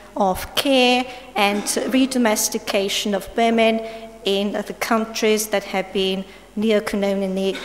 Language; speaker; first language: English; non-native, fluent; Slovenian